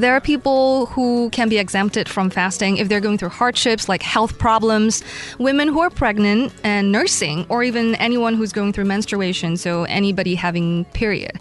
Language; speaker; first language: English; non-native, local second language; Chinese